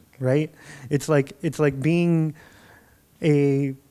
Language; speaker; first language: English; native; English